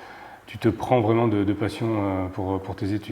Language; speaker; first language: French; native; French